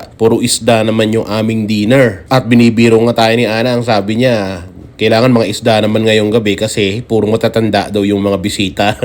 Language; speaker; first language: Filipino; native; Filipino